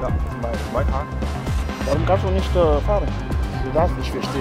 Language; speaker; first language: German; non-native, learner; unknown